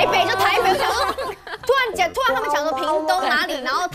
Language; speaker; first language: Chinese; native; Chinese